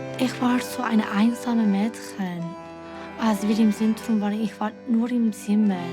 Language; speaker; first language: German; non-native, learner; Persian